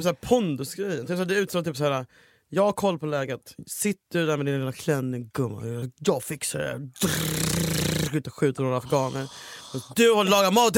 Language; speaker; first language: Swedish; native; Swedish